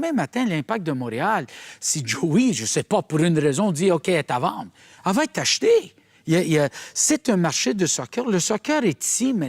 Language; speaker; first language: French; native; French